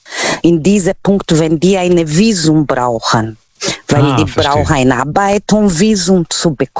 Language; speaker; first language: German; non-native, learner; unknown